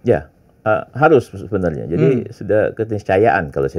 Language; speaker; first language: Indonesian; native; Indonesian